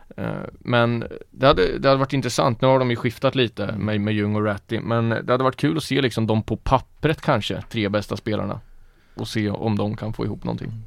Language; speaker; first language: Swedish; native; Swedish